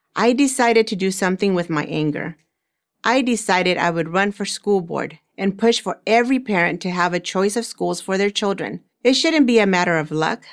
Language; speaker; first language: English; early bilingual, other home language; Spanish